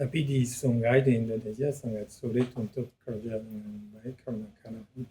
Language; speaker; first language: Indonesian; non-native, learner; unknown